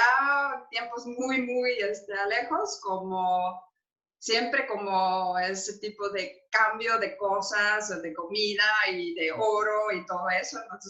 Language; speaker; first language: Spanish; non-native, learner; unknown